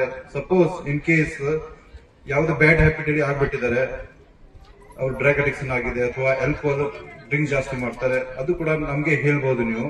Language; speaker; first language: Kannada; non-native, fluent; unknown